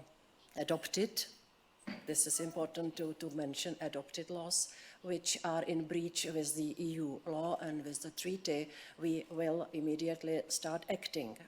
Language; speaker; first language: English; non-native, fluent; Czech